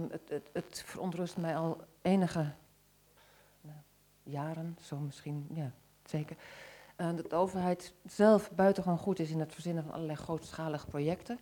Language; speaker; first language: Dutch; native; Dutch